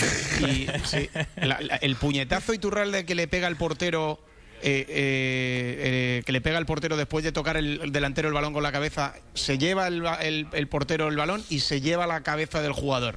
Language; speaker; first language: Spanish; native; Spanish